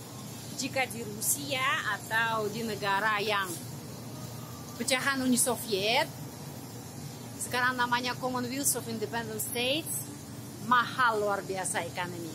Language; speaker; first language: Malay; non-native, fluent; Russian